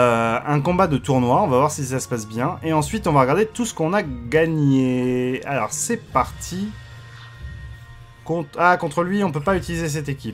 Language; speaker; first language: French; native; French